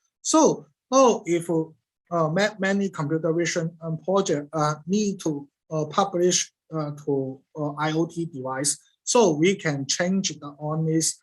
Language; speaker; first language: English; non-native, learner; Cantonese